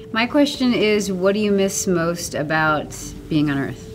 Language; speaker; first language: English; native; English